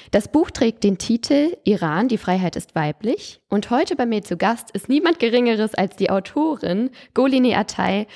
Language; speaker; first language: German; native; German